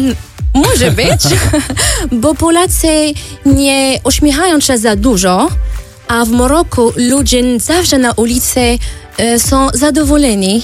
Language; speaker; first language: Polish; non-native, learner; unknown